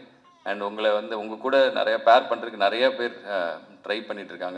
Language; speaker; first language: Tamil; native; Tamil